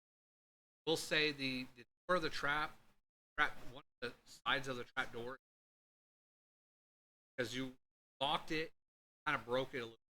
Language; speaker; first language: English; native; English